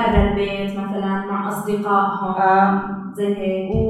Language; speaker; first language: Arabic; native; Arabic